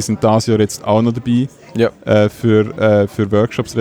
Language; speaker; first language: German; native; German